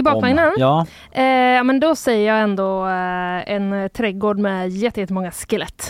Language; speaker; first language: Swedish; native; Swedish